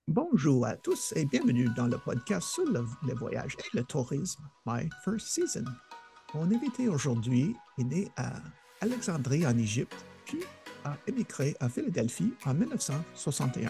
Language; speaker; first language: French; non-native, fluent; English